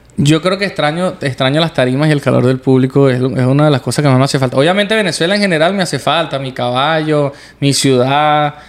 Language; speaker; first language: Spanish; native; Spanish